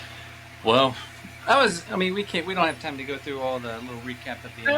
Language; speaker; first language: English; native; English